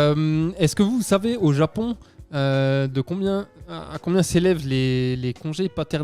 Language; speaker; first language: French; native; French